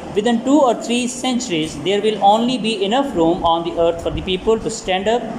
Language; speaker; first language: English; non-native, local second language; Urdu